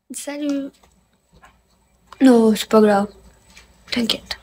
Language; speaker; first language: French; non-native, learner; Spanish